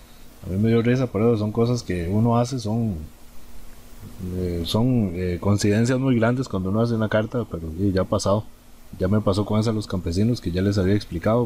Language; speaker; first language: Spanish; native; Spanish